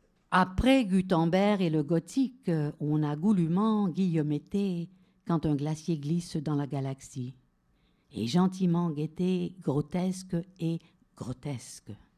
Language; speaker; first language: French; native; French